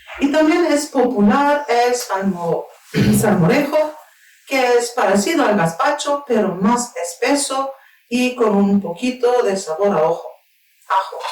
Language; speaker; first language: Spanish; non-native, fluent; Turkish